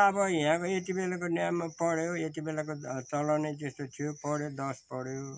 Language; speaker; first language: Nepali; non-native, local second language; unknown